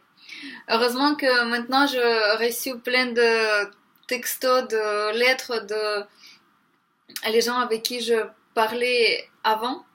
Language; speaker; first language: French; non-native, learner; Ukrainian